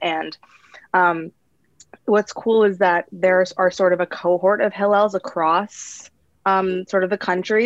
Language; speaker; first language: English; native; English